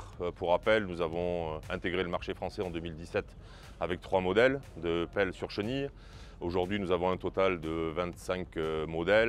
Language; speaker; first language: French; native; French